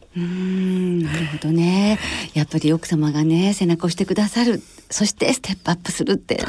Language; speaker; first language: Japanese; native; Japanese